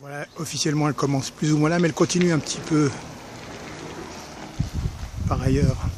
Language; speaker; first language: French; native; French